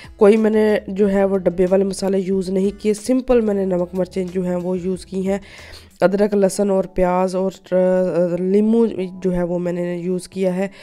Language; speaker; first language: Urdu; non-native, local second language; Punjabi